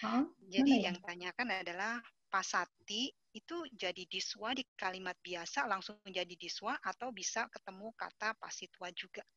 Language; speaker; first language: Indonesian; native; Indonesian